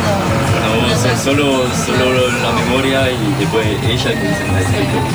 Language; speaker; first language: Spanish; non-native, learner; French